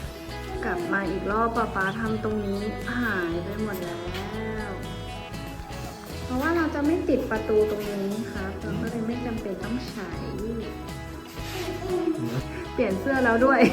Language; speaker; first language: Thai; native; Thai